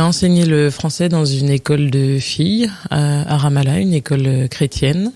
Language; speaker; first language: French; native; French